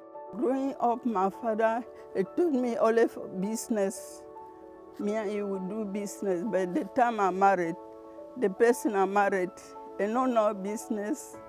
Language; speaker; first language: English; non-native, learner; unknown